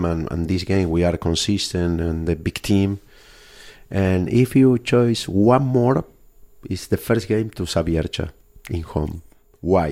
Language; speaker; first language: English; non-native, fluent; Spanish